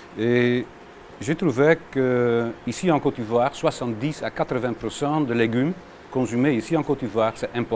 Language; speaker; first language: French; non-native, learner; Dutch